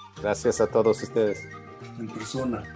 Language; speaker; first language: Spanish; non-native, learner; English